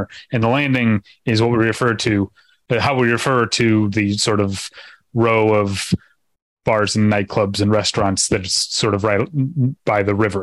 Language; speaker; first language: English; native; English